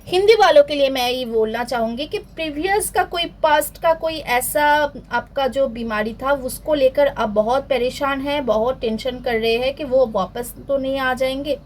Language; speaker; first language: Hindi; non-native, local second language; Bangla